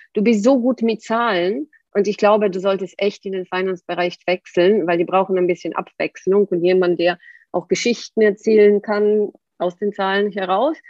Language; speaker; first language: German; non-native, fluent; Bulgarian